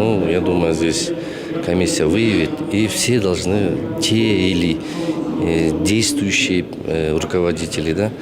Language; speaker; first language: Russian; non-native, local second language; Kyrgyz